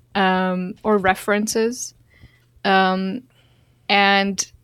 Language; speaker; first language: English; non-native, fluent; Dutch